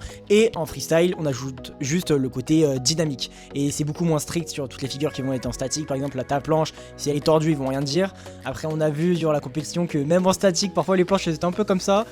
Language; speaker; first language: French; native; French